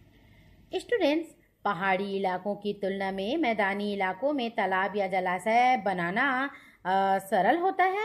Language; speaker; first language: Hindi; native; Hindi